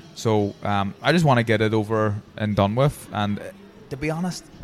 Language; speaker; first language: English; native; English